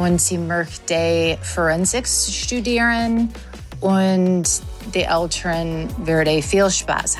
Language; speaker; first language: German; non-native, learner; English